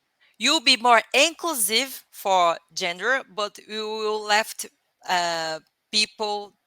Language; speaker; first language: English; non-native, learner; Portuguese